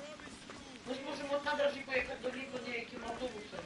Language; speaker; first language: Czech; non-native, learner; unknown